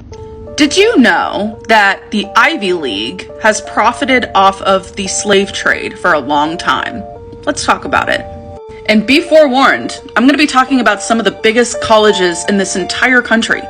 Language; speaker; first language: English; native; English